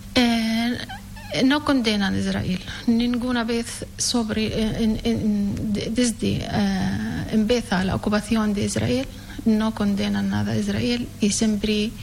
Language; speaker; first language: Spanish; non-native, learner; Arabic